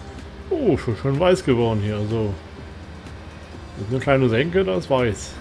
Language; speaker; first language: German; native; German